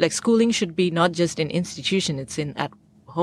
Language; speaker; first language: English; non-native, local second language; Bangla